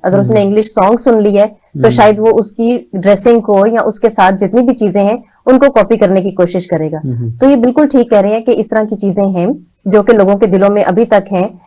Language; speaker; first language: Urdu; native; Urdu